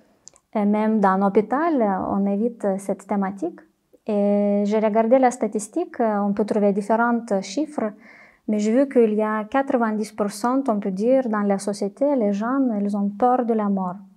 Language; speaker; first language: French; non-native, fluent; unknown